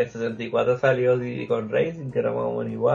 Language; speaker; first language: Spanish; native; Spanish